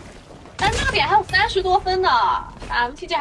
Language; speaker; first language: Chinese; native; Chinese